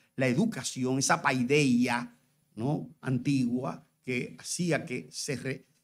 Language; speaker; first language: Spanish; native; Spanish